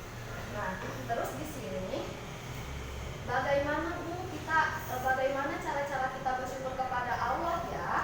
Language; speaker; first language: Indonesian; native; Indonesian